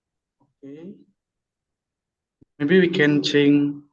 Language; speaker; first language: English; non-native, learner; Indonesian